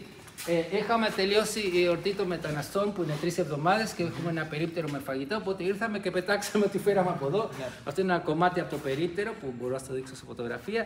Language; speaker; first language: Greek; early bilingual, heritage; Spanish